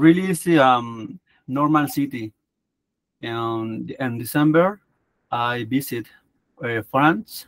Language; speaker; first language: English; non-native, learner; Spanish